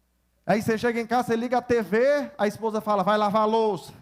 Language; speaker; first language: Portuguese; native; Portuguese